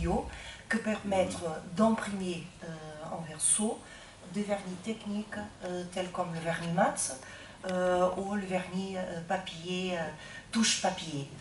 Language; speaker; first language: French; non-native, fluent; Portuguese